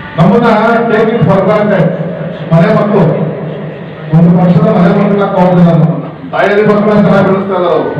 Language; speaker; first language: Kannada; non-native, local second language; Marathi